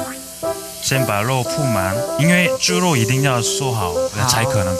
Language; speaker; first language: Chinese; non-native, fluent; Korean